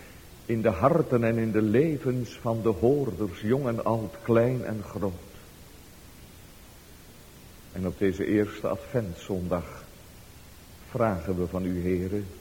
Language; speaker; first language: Dutch; native; Dutch